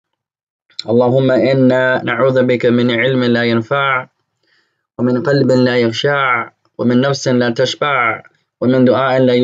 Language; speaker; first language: Arabic; non-native, fluent; English